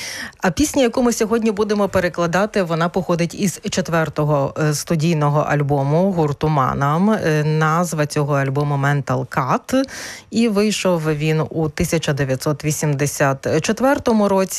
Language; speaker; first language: Ukrainian; native; Ukrainian